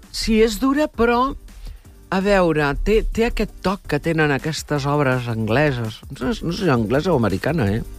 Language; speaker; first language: Catalan; early bilingual, heritage; Catalan